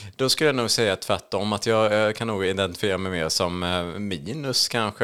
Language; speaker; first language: Swedish; native; Swedish